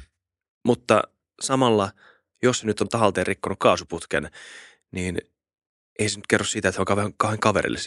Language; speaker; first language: Finnish; native; Finnish